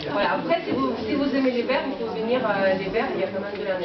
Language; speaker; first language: French; non-native, fluent; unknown